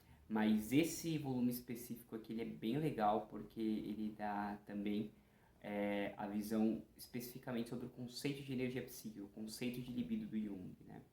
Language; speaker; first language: Portuguese; native; Portuguese